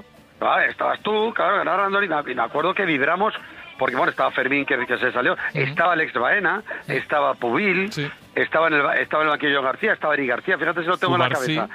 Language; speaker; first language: Spanish; native; Spanish